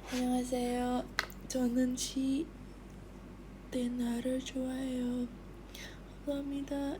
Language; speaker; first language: Korean; non-native, learner; Indonesian